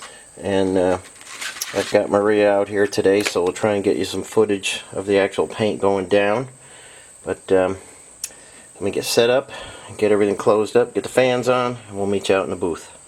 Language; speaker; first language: English; native; English